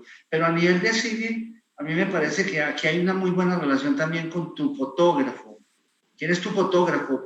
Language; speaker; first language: Spanish; native; Spanish